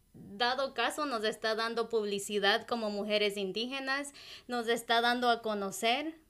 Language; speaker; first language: Spanish; non-native, local second language; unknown